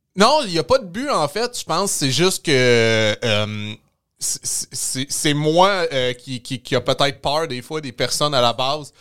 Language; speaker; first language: French; native; French